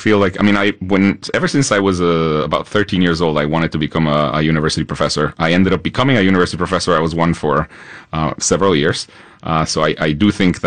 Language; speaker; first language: English; non-native, fluent; Spanish